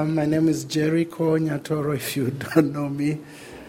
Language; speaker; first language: English; non-native, local second language; Shona